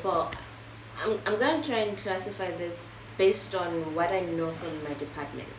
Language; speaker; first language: English; non-native, local second language; Southern Sotho